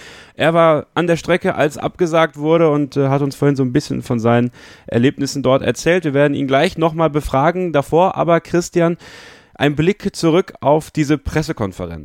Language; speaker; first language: German; native; German